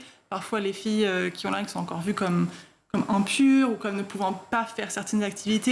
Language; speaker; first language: French; native; French